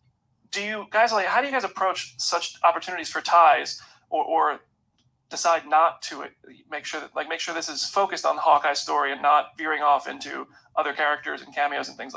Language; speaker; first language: English; native; English